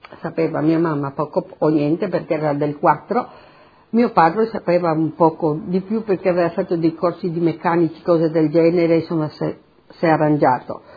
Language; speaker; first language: Italian; non-native, local second language; Slovenian